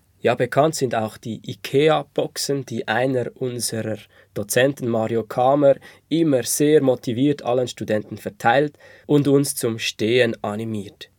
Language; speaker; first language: German; native; German